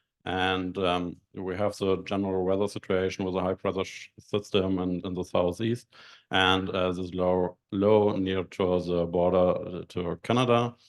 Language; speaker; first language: English; non-native, fluent; German